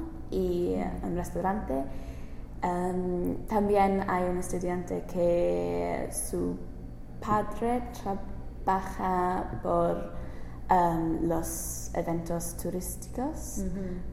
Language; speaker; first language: Spanish; non-native, learner; English